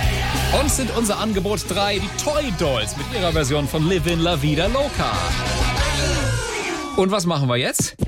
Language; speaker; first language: German; native; German